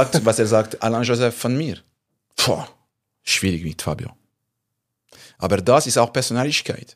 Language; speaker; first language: German; non-native, local second language; French